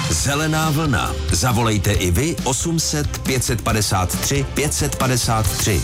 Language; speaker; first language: Czech; native; Czech